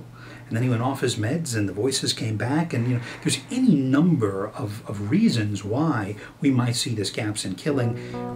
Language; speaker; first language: English; native; English